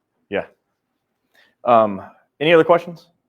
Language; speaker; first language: English; native; English